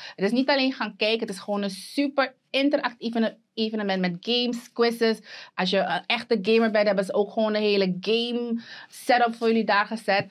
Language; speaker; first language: Dutch; native; Dutch